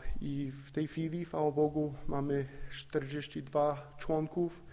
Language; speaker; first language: Polish; non-native, fluent; English